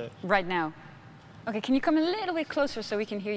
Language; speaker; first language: English; non-native, fluent; Dutch